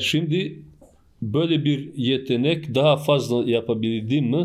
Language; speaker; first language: Turkish; non-native, fluent; Bosnian